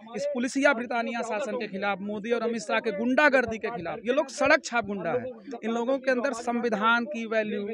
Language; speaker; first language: Hindi; native; Hindi